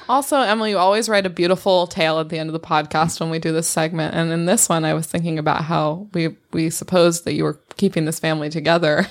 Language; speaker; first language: English; native; English